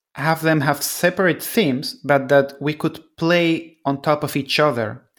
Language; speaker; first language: English; non-native, fluent; Spanish